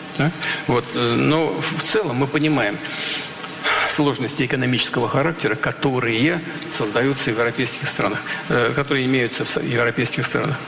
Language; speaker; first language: Russian; native; Russian